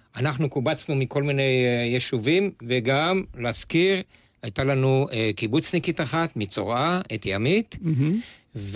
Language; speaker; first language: Hebrew; native; Hebrew